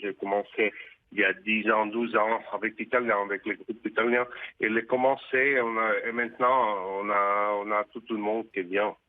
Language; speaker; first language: French; non-native, fluent; Russian